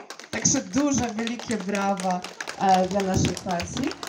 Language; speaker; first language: Ukrainian; non-native, learner; Russian